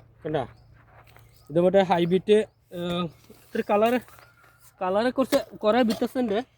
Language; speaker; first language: Malayalam; non-native, learner; Assamese